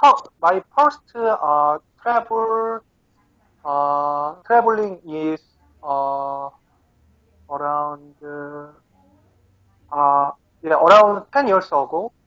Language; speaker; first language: English; non-native, learner; Korean